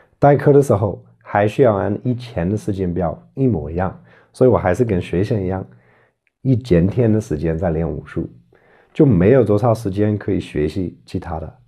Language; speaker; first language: Chinese; non-native, fluent; English